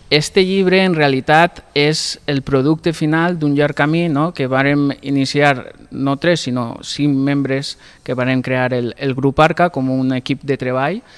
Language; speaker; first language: Catalan; native; Catalan